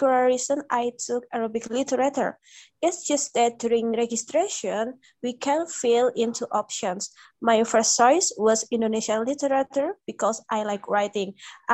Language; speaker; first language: English; non-native, learner; Indonesian